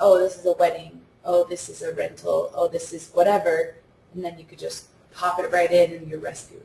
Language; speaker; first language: English; native; English